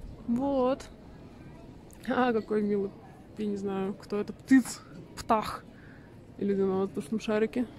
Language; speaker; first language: Russian; native; Russian